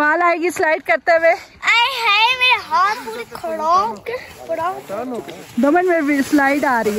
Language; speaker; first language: Urdu; native; Urdu